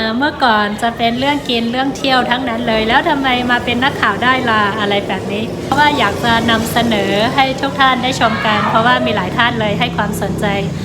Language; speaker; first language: Thai; non-native, fluent; Shan